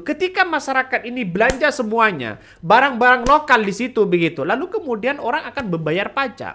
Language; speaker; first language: Indonesian; native; Indonesian